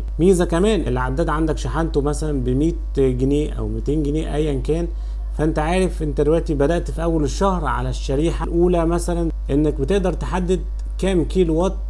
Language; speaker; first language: Arabic; native; Arabic